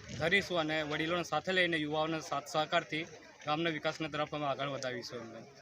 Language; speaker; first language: Gujarati; native; Gujarati